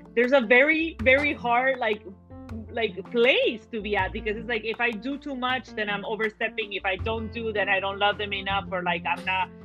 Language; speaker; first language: English; early bilingual, other home language; Spanish